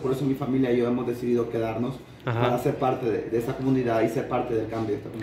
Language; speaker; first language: Spanish; native; Spanish